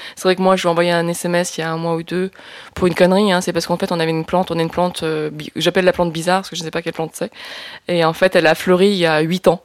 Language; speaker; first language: French; early bilingual, other home language; Lao